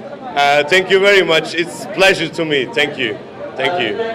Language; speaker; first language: English; non-native, learner; Turkish